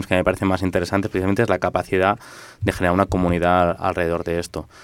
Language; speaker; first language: Spanish; non-native, local second language; Catalan